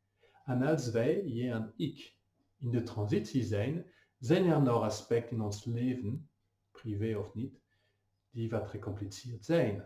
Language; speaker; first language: Dutch; non-native, fluent; French